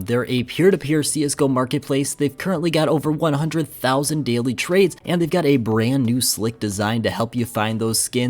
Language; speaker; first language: English; native; English